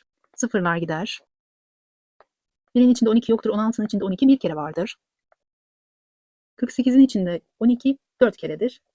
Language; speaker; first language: Turkish; native; Turkish